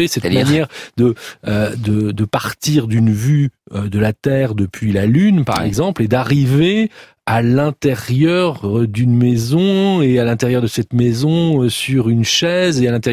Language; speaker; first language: French; native; French